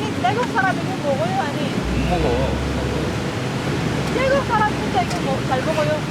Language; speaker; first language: Korean; non-native, learner; Thai